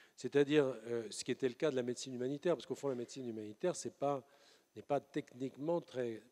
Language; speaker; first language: French; native; French